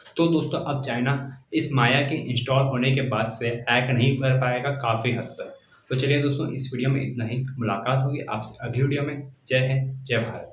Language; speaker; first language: Hindi; native; Hindi